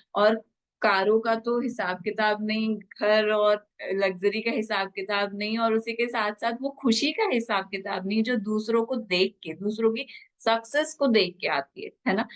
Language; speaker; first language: Hindi; native; Hindi